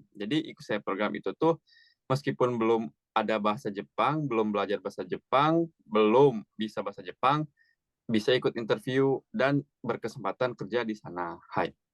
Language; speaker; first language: Indonesian; native; Indonesian